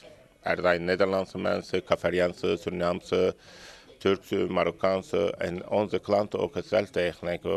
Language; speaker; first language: Dutch; non-native, learner; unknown